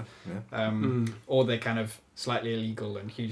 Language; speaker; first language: English; native; English